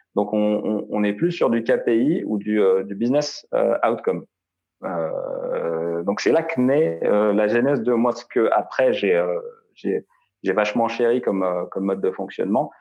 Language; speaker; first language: French; non-native, local second language; Arabic